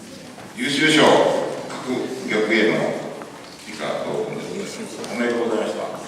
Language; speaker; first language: Japanese; native; Japanese